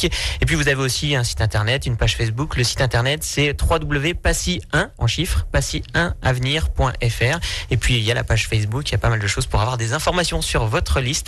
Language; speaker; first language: French; native; French